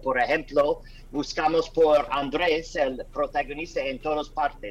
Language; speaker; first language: Spanish; non-native, learner; English